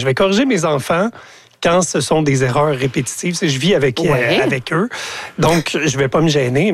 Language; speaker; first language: French; native; French